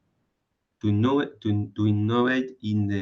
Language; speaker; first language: English; non-native, learner; Spanish